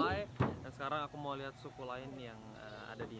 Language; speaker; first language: Indonesian; native; Indonesian